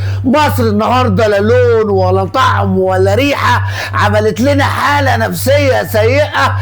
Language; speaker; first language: Arabic; native; Arabic